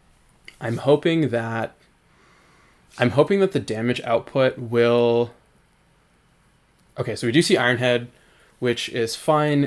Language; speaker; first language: English; native; English